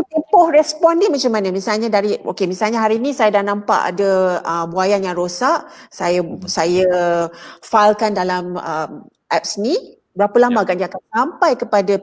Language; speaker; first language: Malay; native; Malay